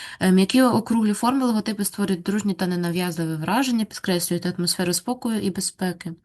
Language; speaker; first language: Ukrainian; native; Ukrainian